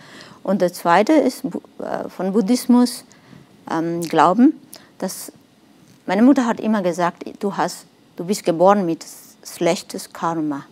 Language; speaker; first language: German; non-native, fluent; Nepali